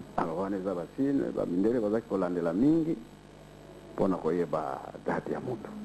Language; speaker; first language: Lingala; non-native, local second language; Kongo